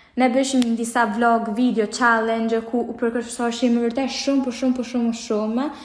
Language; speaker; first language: Albanian; early bilingual, heritage; Albanian